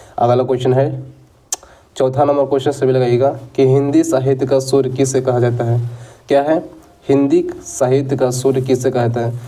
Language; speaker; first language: Hindi; native; Hindi